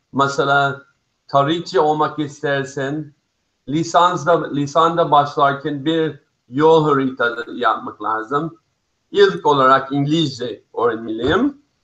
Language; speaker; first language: Turkish; non-native, fluent; English